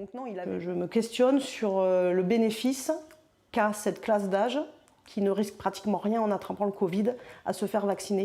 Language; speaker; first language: French; native; French